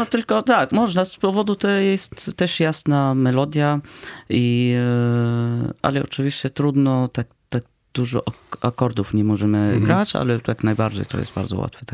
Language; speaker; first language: Polish; non-native, fluent; Arabic